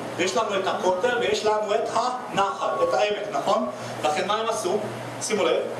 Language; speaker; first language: Hebrew; non-native, fluent; Russian